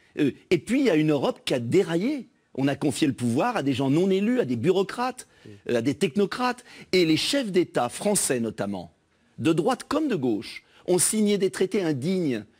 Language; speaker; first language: French; native; French